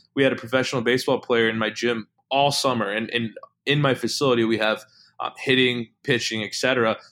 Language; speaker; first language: English; native; English